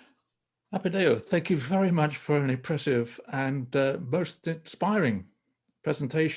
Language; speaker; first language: English; native; English